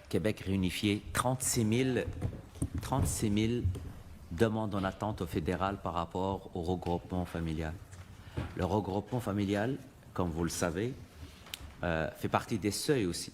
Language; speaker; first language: French; native; French